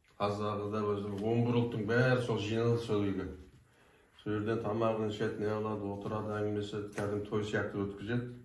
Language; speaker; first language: Kazakh; non-native, local second language; Turkish